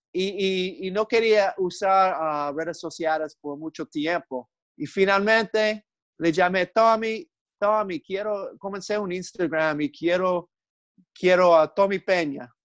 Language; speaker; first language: Spanish; non-native, learner; English